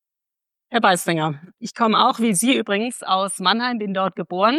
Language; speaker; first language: German; native; German